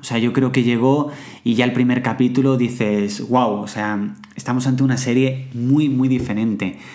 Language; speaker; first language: Spanish; native; Spanish